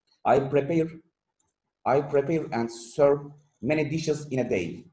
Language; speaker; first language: English; non-native, fluent; Turkish